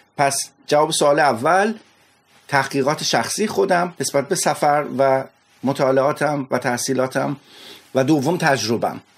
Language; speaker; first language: Persian; native; Persian